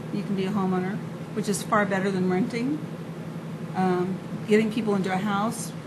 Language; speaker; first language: English; native; English